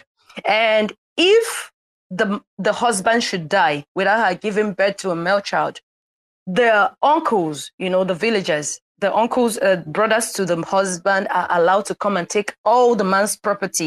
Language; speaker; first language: English; non-native, local second language; Igbo